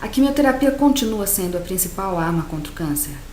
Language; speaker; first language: Portuguese; native; Portuguese